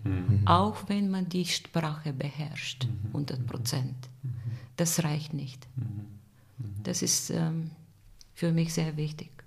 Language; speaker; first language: German; non-native, fluent; Bulgarian